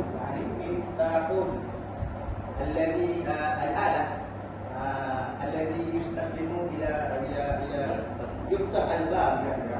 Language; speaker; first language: Arabic; non-native, learner; Malay